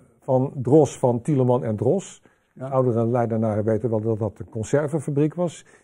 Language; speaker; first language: Dutch; native; Dutch